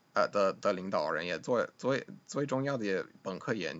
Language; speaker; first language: Chinese; non-native, fluent; English